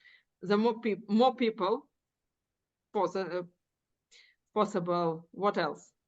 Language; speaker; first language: English; non-native, fluent; Ukrainian